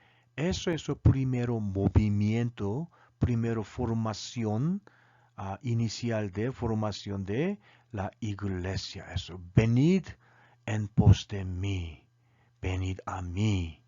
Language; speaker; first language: Spanish; non-native, learner; Korean